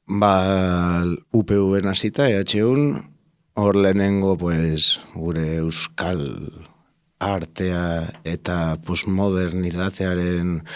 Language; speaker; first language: Basque; non-native, local second language; Spanish